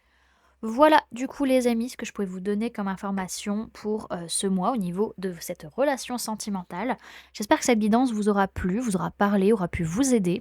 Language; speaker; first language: French; native; French